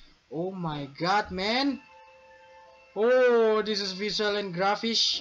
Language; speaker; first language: English; non-native, learner; Indonesian